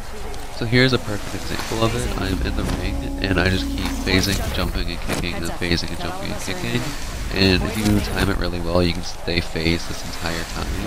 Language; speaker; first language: English; native; English